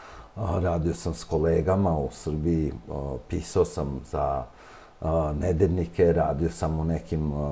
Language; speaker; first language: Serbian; non-native, local second language; Albanian